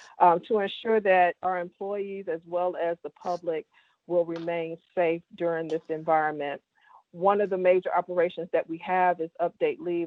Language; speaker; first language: English; native; English